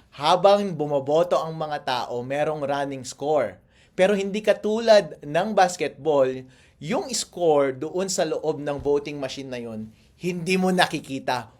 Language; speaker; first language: Filipino; non-native, local second language; Iloko